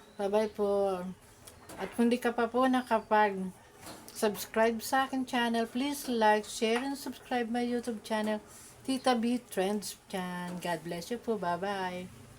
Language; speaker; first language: Filipino; native; Filipino